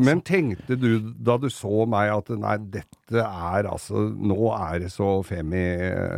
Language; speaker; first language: Norwegian; native; Norwegian